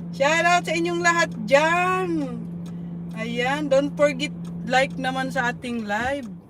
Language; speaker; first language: Filipino; non-native, local second language; Bikol